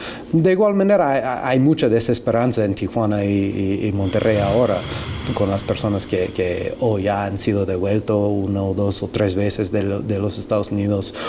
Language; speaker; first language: Spanish; non-native, fluent; English